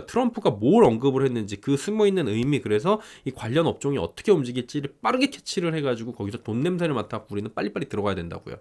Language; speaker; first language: Korean; native; Korean